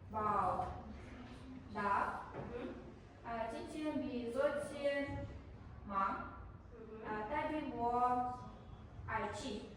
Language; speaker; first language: Chinese; non-native, learner; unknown